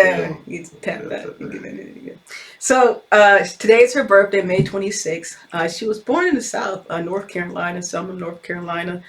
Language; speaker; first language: English; native; English